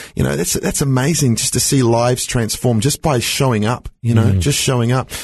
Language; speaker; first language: English; native; English